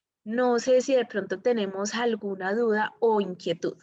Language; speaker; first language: Spanish; native; Spanish